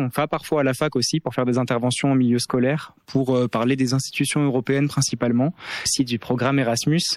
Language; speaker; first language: French; native; French